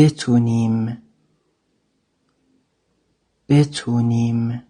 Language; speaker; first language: Persian; non-native, fluent; Central Kurdish